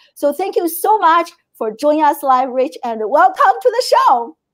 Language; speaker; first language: English; non-native, fluent; Chinese